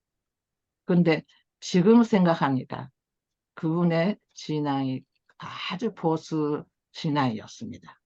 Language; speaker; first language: Korean; early bilingual, heritage; Korean